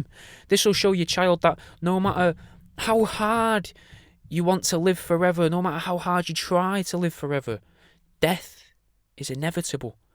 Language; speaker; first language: English; native; English